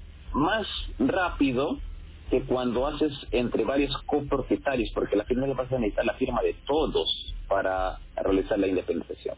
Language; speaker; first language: Spanish; native; Spanish